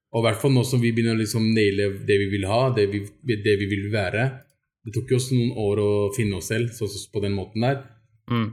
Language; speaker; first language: Norwegian; early bilingual, other home language; Urdu